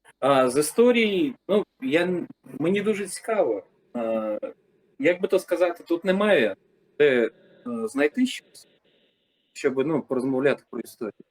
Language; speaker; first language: Ukrainian; early bilingual, heritage; Ukrainian